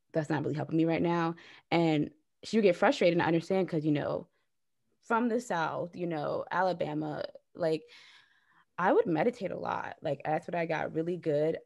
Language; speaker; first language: English; native; English